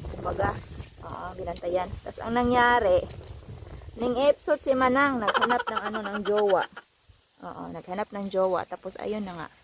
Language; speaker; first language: Filipino; non-native, local second language; Cebuano